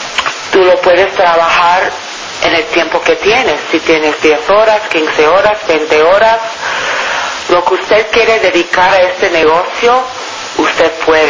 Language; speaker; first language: Spanish; non-native, fluent; English